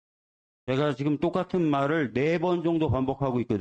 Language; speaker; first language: Korean; native; Korean